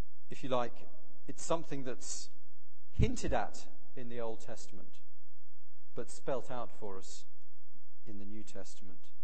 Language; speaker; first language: English; native; English